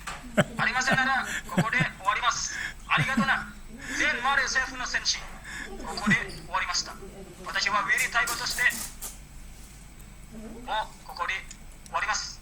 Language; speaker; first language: Japanese; non-native, learner; Indonesian